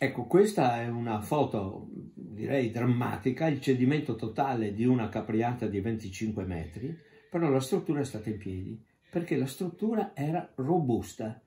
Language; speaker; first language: Italian; native; Italian